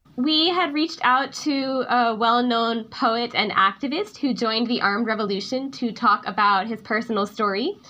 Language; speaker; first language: English; native; English